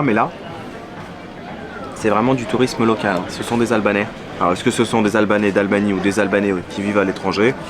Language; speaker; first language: French; native; French